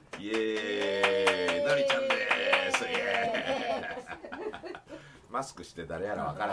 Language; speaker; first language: Japanese; native; Japanese